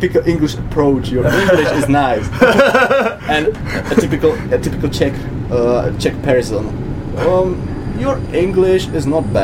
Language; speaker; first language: English; non-native, fluent; Czech